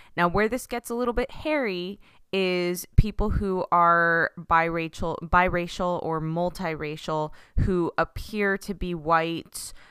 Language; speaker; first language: English; early bilingual, other home language; Spanish